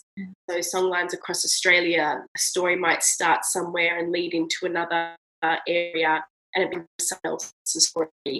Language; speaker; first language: English; native; English